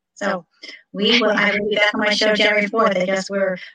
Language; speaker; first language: English; native; English